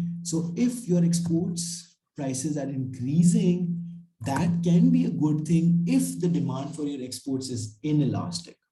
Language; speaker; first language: English; non-native, local second language; Urdu